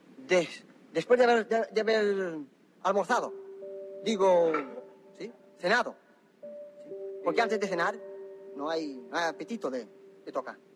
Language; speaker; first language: Spanish; non-native, local second language; Catalan